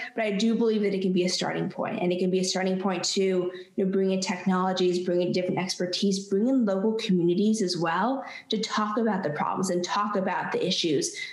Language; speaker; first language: English; native; English